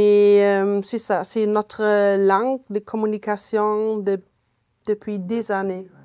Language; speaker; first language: French; non-native, fluent; German